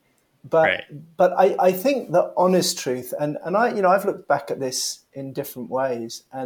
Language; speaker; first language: English; native; English